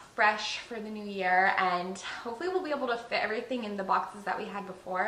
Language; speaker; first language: English; native; English